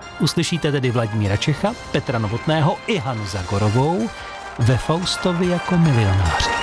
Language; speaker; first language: Czech; native; Czech